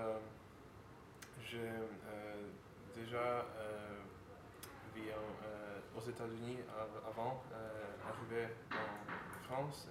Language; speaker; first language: French; non-native, learner; Slovak